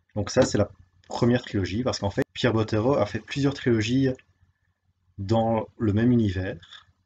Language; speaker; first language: French; native; French